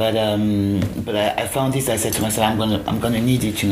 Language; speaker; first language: English; non-native, fluent; French